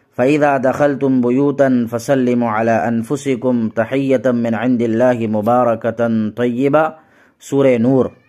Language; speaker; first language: Urdu; native; Urdu